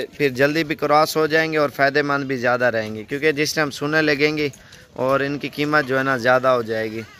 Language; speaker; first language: Urdu; non-native, local second language; Punjabi